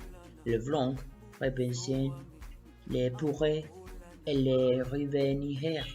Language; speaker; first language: French; non-native, learner; Spanish